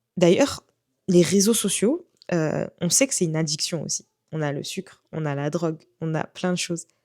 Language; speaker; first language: French; native; French